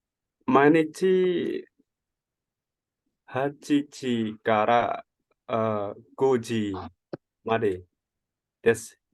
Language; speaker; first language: Japanese; non-native, learner; Indonesian